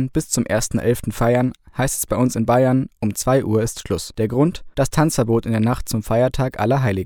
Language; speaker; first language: German; native; German